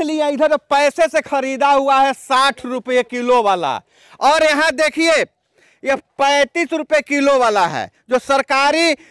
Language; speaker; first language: Hindi; native; Hindi